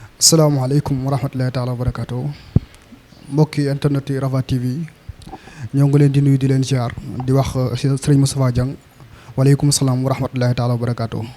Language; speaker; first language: Wolof; native; Wolof